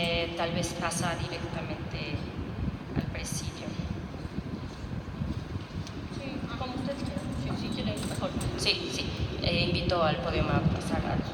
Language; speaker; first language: Spanish; native; Spanish